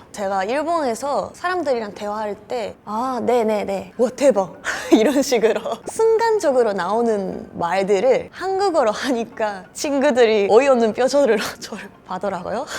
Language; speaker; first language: Korean; non-native, fluent; Japanese